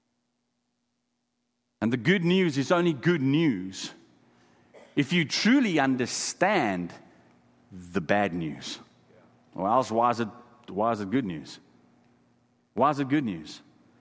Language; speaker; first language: English; non-native, local second language; Afrikaans